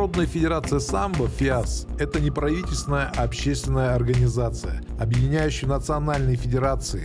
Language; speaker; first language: Russian; native; Russian